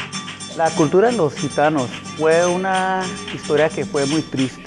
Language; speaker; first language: Spanish; early bilingual, heritage; Spanish